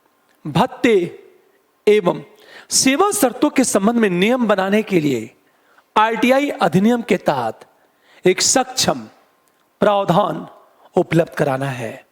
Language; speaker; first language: Hindi; native; Hindi